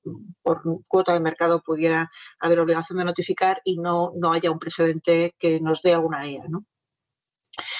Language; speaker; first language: Spanish; native; Spanish